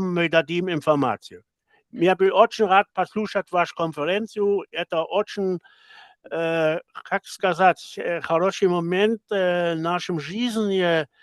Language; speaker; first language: Russian; non-native, learner; German